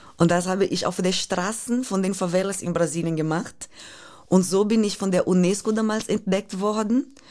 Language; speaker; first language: German; non-native, fluent; Portuguese